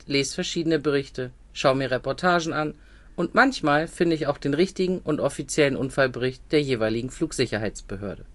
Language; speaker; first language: German; native; German